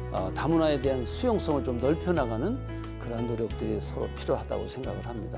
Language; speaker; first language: Korean; native; Korean